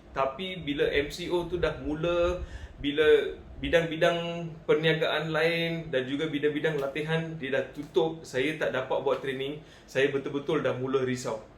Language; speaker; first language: Malay; non-native, local second language; Tamil